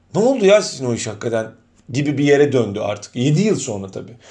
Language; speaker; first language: Turkish; native; Turkish